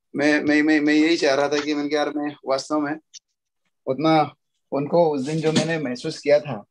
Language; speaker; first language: Hindi; native; Hindi